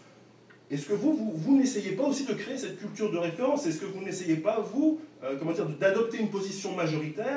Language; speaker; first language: French; native; French